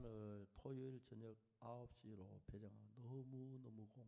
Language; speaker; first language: Korean; native; Korean